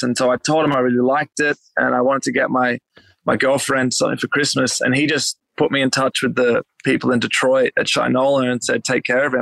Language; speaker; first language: English; native; English